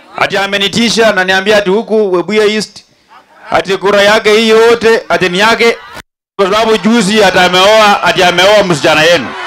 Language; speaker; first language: Swahili; non-native, local second language; Luyia